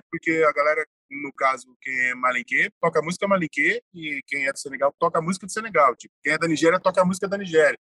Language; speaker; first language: Portuguese; native; Portuguese